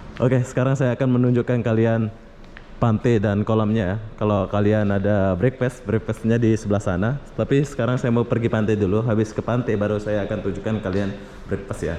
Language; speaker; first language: Indonesian; native; Indonesian